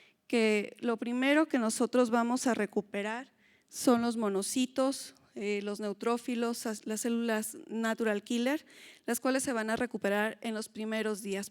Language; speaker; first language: Spanish; native; Spanish